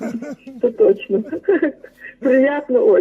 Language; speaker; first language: Russian; non-native, local second language; Ukrainian